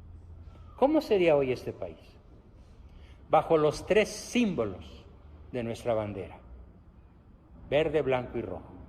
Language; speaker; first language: Spanish; native; Spanish